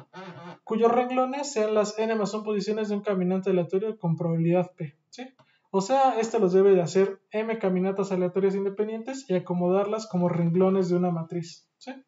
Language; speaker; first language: Spanish; native; Spanish